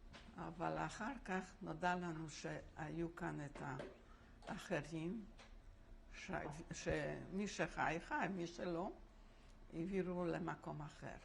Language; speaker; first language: Hebrew; non-native, fluent; Polish